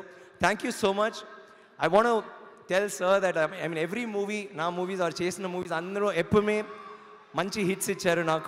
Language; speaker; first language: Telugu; non-native, learner; Tamil